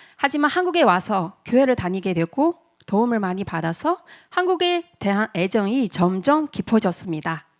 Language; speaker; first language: Korean; non-native, fluent; Chinese